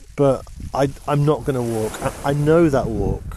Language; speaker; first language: English; native; English